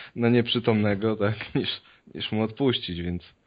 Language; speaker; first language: Polish; native; Polish